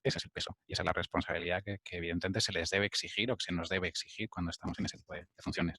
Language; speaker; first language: Spanish; native; Spanish